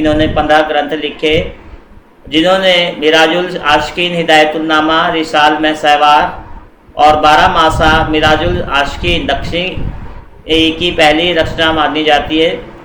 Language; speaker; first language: Hindi; native; Hindi